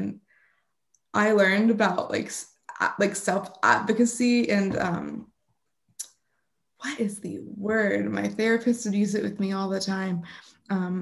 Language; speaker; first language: English; native; English